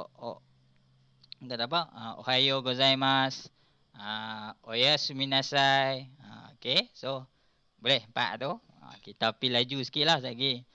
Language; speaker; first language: Malay; native; Malay